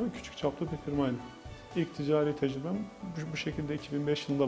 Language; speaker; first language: Turkish; native; Turkish